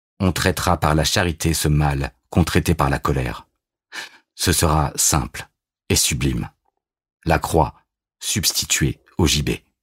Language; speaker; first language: French; native; French